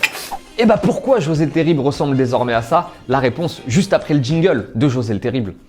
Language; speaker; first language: French; native; French